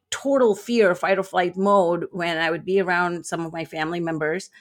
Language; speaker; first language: English; non-native, local second language; Gujarati